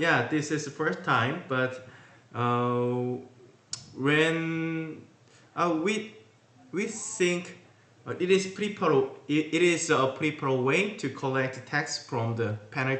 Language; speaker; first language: English; non-native, learner; Korean